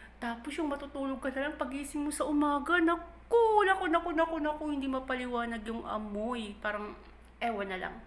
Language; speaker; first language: Filipino; non-native, local second language; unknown